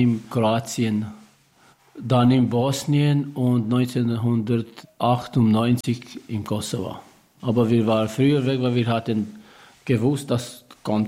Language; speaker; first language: German; non-native, learner; Albanian